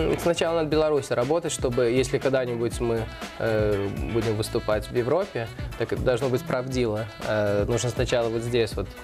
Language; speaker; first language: Russian; early bilingual, heritage; Russian